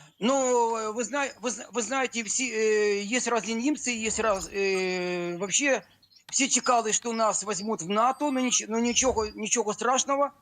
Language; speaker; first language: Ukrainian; non-native, local second language; Russian